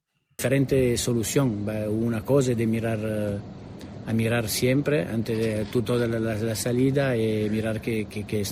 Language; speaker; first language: Spanish; non-native, learner; Italian